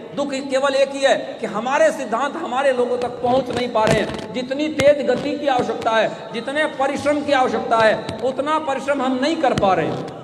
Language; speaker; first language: Hindi; native; Hindi